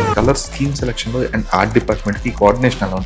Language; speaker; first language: Telugu; native; Telugu